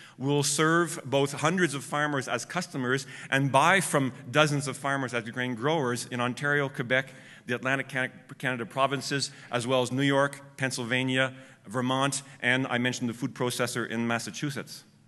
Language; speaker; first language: English; native; English